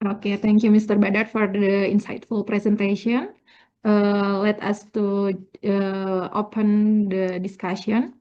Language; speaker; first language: English; non-native, learner; Indonesian